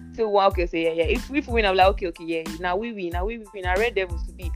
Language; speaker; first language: English; non-native, local second language; Yoruba